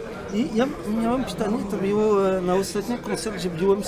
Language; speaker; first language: Polish; non-native, learner; French